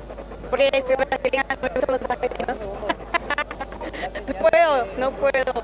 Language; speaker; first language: Spanish; non-native, learner; Portuguese